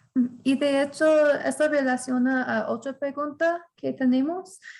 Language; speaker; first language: Spanish; non-native, fluent; English